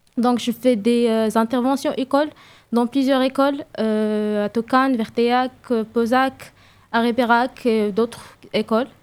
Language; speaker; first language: French; non-native, local second language; Arabic